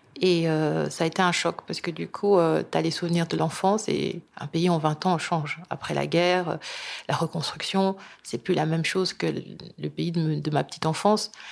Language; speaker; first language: French; early bilingual, other home language; Lingala